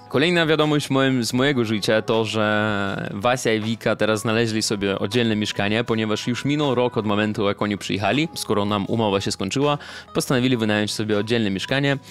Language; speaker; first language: Polish; non-native, fluent; Russian